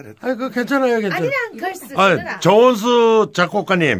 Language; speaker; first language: Korean; native; Korean